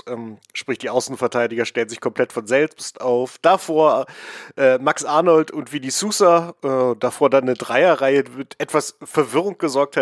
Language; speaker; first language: German; native; German